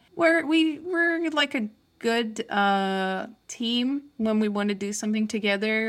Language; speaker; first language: English; non-native, fluent; Turkish